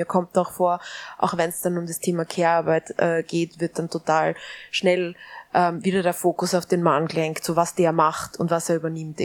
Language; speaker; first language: German; native; German